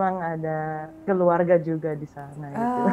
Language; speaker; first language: Indonesian; non-native, fluent; Filipino